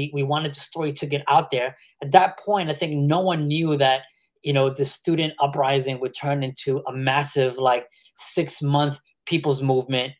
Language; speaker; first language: English; early bilingual, other home language; Spanish